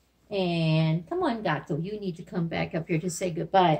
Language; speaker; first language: English; native; English